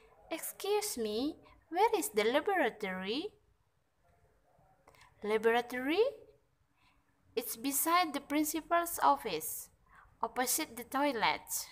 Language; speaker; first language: English; non-native, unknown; Indonesian